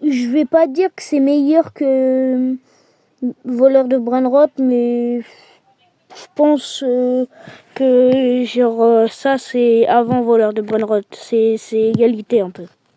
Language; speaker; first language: French; native; French